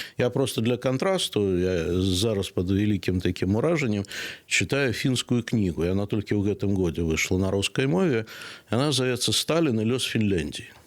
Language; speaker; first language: Belarusian; native; Belarusian